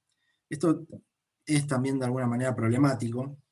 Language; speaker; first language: Spanish; native; Spanish